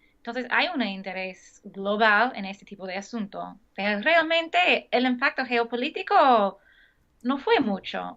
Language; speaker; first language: Spanish; non-native, fluent; English